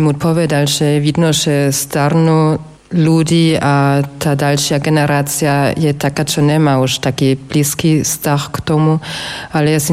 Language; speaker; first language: Slovak; non-native, fluent; German